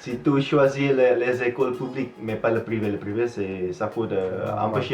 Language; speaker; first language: French; non-native, fluent; Indonesian